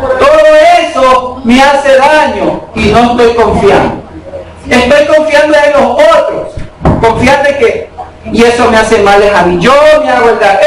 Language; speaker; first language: Spanish; native; Spanish